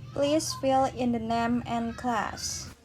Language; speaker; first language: English; non-native, learner; Indonesian